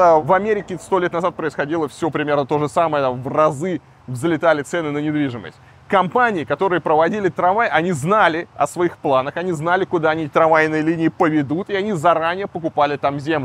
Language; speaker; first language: Russian; native; Russian